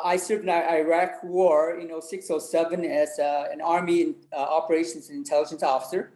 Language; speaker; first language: English; early bilingual, other home language; Vietnamese